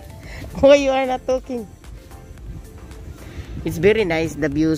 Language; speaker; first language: English; non-native, local second language; Filipino